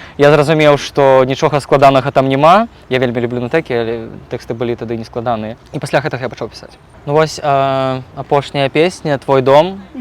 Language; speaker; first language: Belarusian; non-native, local second language; Russian